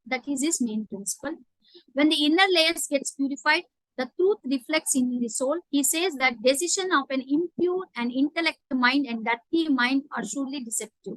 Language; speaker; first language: English; non-native, local second language; Telugu